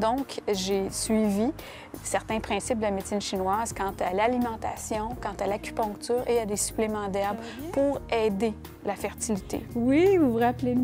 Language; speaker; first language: French; native; French